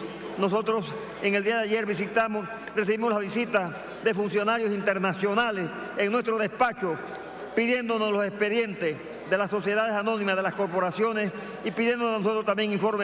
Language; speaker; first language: Spanish; native; Spanish